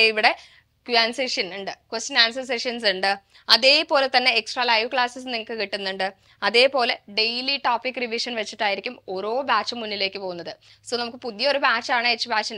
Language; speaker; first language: Malayalam; native; Malayalam